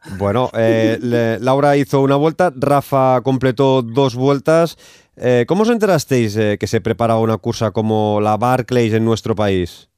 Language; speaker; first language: Spanish; non-native, local second language; Catalan